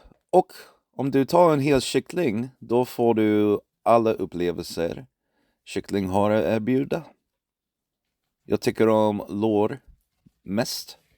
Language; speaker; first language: Swedish; non-native, fluent; English